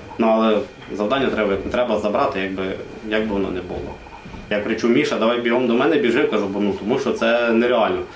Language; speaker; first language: Ukrainian; native; Ukrainian